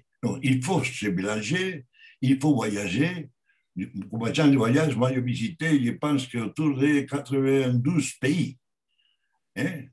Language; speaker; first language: French; non-native, learner; Spanish